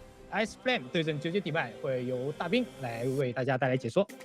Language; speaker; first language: Chinese; native; Chinese